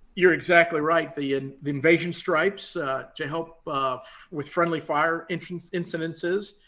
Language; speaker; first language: English; native; English